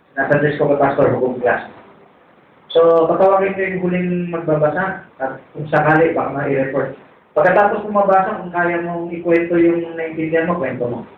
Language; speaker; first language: Filipino; native; Filipino